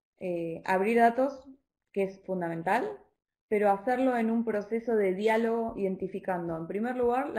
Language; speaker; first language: Spanish; native; Spanish